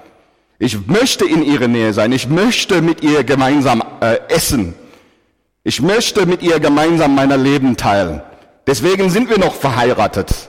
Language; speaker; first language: German; non-native, fluent; English